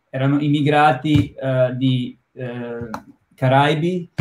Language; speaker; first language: Italian; non-native, fluent; Croatian